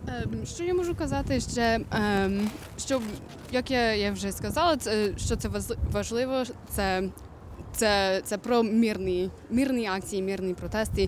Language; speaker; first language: Ukrainian; non-native, learner; English